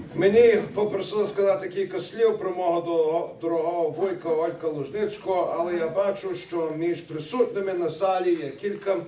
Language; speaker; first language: Ukrainian; early bilingual, heritage; Ukrainian